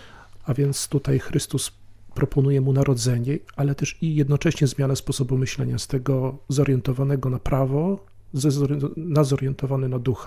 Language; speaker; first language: Polish; native; Polish